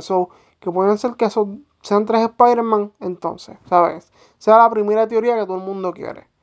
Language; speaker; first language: Spanish; native; Spanish